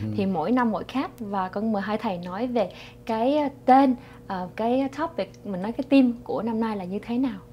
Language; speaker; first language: Vietnamese; early bilingual, heritage; Vietnamese